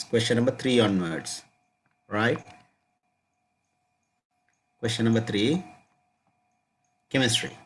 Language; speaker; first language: English; non-native, local second language; Sinhala